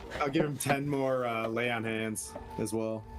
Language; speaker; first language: English; native; English